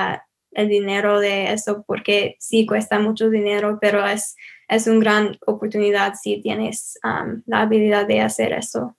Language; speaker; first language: Spanish; non-native, learner; English